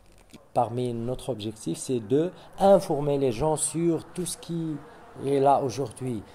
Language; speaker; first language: French; non-native, local second language; Arabic